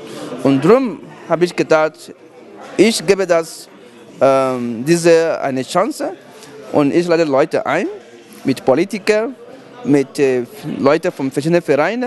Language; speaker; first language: German; non-native, fluent; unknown